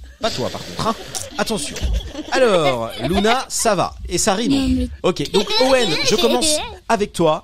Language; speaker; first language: French; native; French